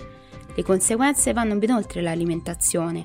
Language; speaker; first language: Italian; native; Italian